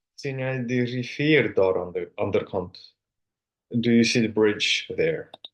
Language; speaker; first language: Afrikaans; non-native, learner; Finnish